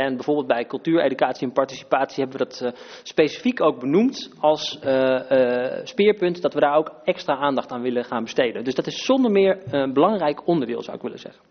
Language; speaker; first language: Dutch; native; Dutch